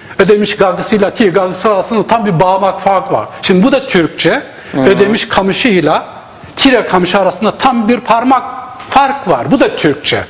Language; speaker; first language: Turkish; non-native, local second language; Zaza